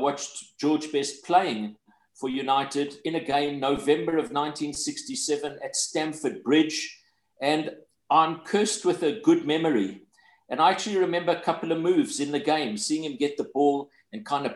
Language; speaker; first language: English; native; English